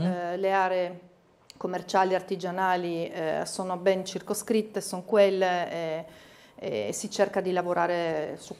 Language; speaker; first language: Italian; native; Italian